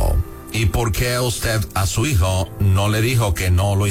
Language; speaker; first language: Spanish; non-native, learner; English